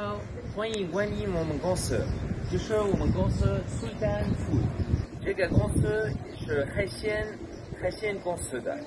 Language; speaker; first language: Chinese; non-native, fluent; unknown